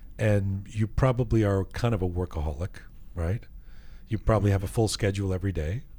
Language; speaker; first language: English; early bilingual, other home language; Persian